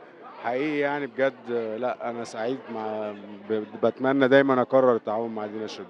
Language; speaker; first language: Arabic; native; Arabic